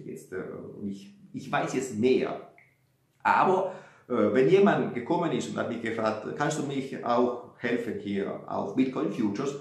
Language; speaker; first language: German; non-native, fluent; Italian